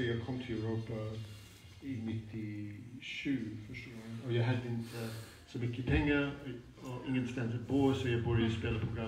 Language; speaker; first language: Swedish; non-native, fluent; English